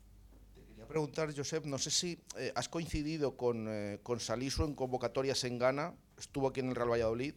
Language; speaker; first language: Spanish; native; Spanish